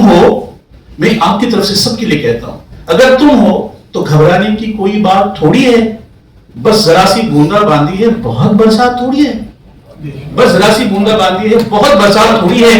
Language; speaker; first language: Hindi; native; Hindi